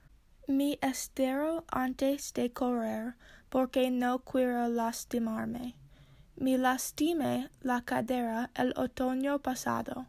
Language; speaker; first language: Spanish; non-native, learner; English